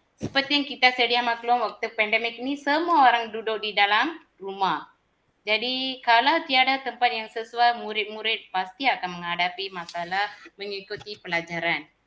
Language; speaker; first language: Malay; non-native, local second language; Tamil